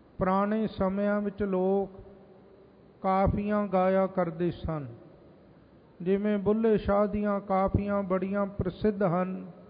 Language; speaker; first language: Punjabi; native; Punjabi